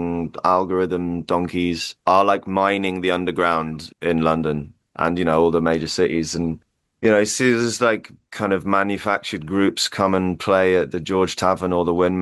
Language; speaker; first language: English; native; English